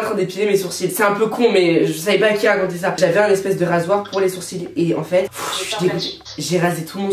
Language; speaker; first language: French; native; French